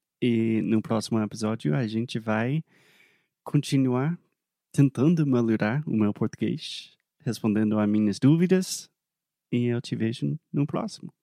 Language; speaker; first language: Portuguese; non-native, fluent; English